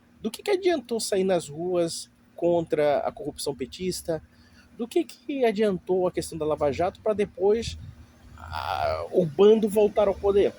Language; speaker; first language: Portuguese; native; Portuguese